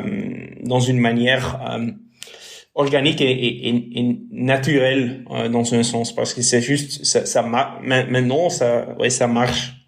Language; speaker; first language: French; non-native, local second language; Dutch